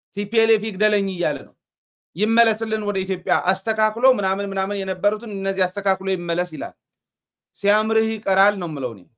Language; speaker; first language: Amharic; non-native, local second language; Tigrinya